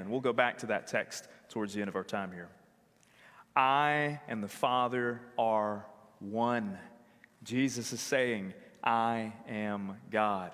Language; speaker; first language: English; native; English